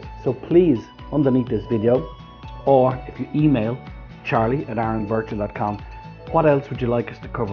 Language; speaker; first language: English; native; English